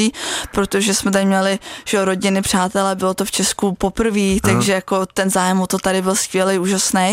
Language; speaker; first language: Czech; native; Czech